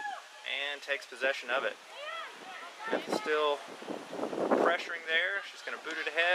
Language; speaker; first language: English; native; English